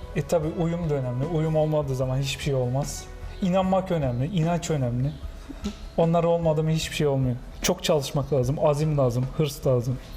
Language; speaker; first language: Turkish; native; Turkish